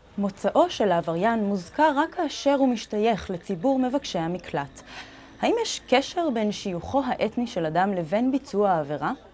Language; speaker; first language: Hebrew; native; Hebrew